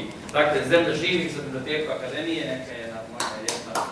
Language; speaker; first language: Serbian; native; Serbian